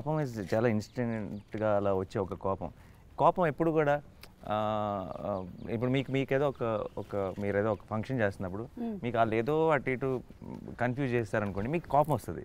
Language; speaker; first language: Telugu; native; Telugu